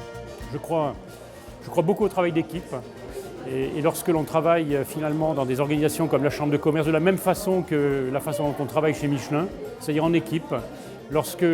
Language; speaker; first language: French; native; French